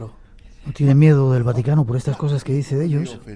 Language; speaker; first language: Spanish; native; Spanish